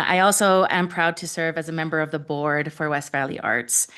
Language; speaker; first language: English; native; English